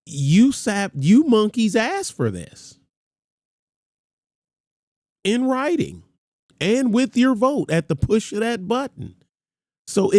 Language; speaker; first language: English; native; English